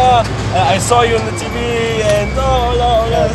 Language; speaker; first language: English; non-native, fluent; German